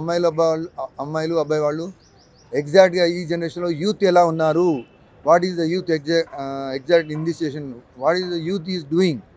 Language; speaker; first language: Telugu; native; Telugu